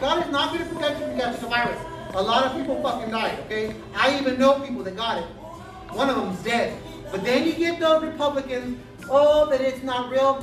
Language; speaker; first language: English; early bilingual, other home language; Spanish